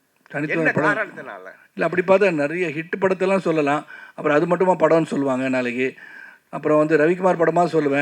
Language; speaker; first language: Tamil; native; Tamil